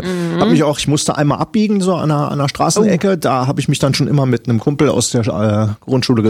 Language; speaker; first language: German; native; German